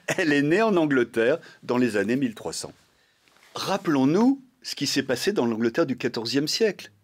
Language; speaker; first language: French; native; French